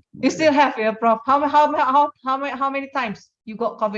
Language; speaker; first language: English; non-native, fluent; Indonesian